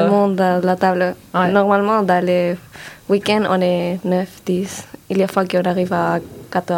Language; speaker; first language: French; non-native, learner; Spanish